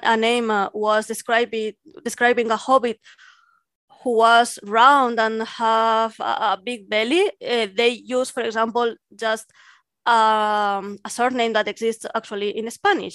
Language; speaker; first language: English; non-native, fluent; Catalan